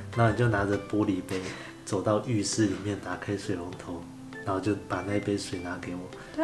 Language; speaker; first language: Chinese; native; Chinese